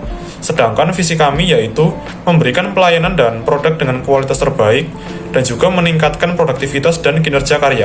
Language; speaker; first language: Indonesian; native; Indonesian